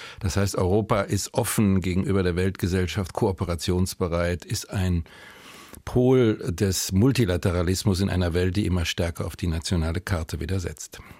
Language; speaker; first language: German; native; German